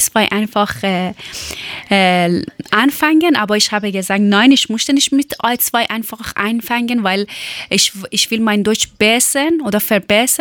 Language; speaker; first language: German; non-native, learner; Persian